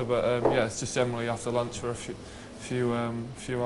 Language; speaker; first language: English; native; English